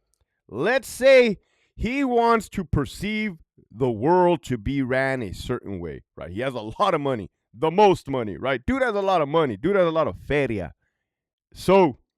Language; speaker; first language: English; native; English